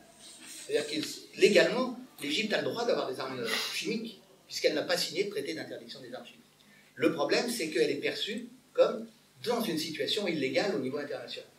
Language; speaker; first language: French; native; French